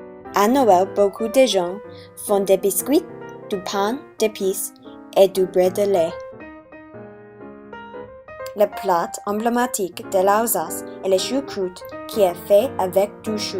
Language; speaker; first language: French; non-native, learner; English